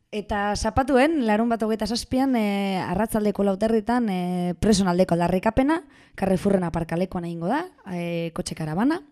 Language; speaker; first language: Basque; non-native, local second language; Spanish